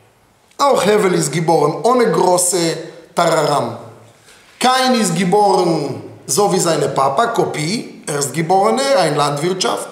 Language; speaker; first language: German; non-native, fluent; Hebrew